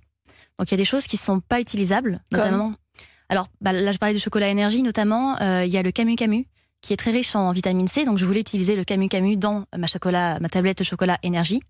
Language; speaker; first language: French; native; French